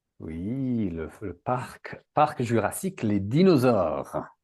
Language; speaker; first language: French; native; French